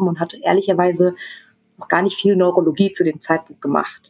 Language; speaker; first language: German; early bilingual, other home language; Tamil